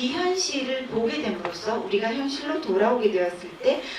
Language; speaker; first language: Korean; native; Korean